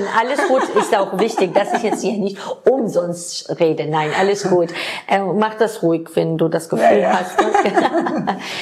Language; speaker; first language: German; non-native, fluent; Georgian